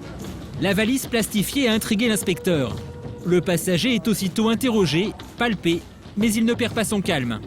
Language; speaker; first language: French; native; French